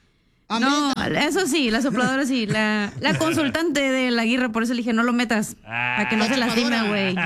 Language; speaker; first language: Spanish; native; Spanish